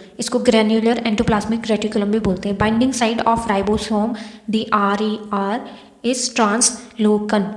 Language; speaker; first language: Hindi; native; Hindi